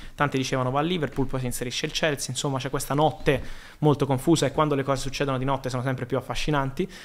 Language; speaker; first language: Italian; native; Italian